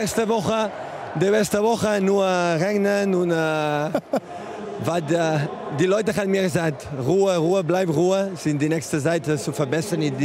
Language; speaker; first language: German; non-native, learner; Spanish